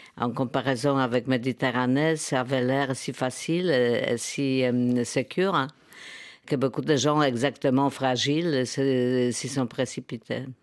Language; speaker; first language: French; non-native, fluent; Polish